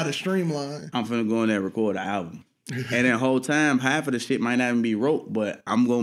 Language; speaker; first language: English; native; English